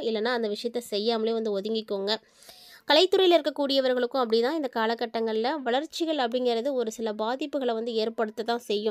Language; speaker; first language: Tamil; native; Tamil